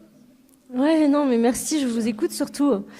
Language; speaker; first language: French; native; French